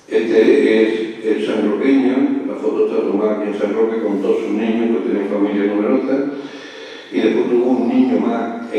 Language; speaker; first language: Spanish; native; Spanish